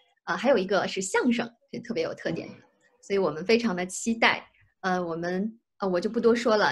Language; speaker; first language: Chinese; native; Chinese